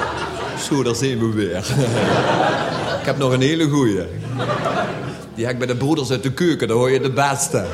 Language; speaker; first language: Dutch; native; Dutch